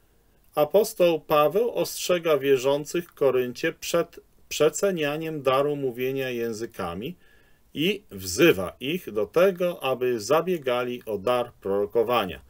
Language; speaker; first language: Polish; native; Polish